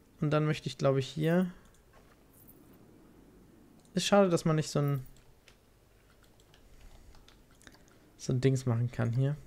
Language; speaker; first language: German; native; German